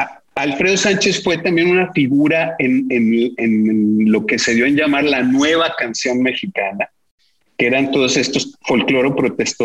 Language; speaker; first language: Spanish; native; Spanish